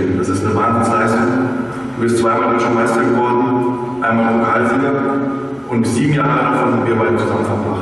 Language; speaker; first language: German; native; German